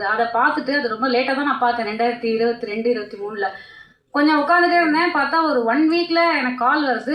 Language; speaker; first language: Tamil; native; Tamil